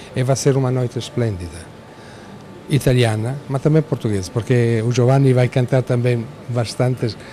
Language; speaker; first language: Portuguese; non-native, fluent; Italian